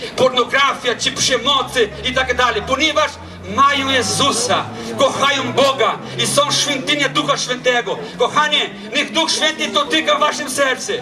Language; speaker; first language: Polish; non-native, learner; Portuguese